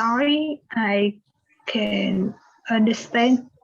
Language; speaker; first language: English; non-native, learner; Vietnamese